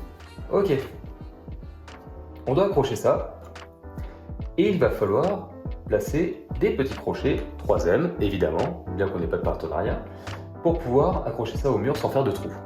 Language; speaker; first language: French; native; French